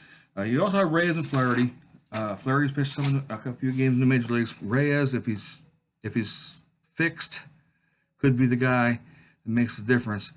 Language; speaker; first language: English; native; English